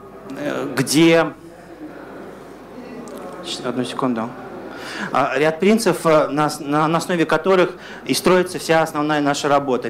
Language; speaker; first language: Russian; native; Russian